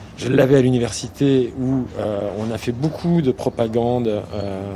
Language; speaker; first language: French; native; French